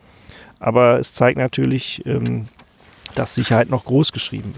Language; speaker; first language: German; native; German